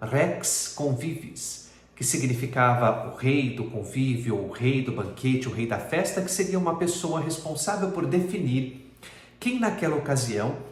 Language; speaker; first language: Portuguese; native; Portuguese